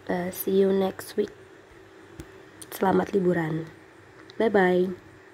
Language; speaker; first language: English; non-native, fluent; Indonesian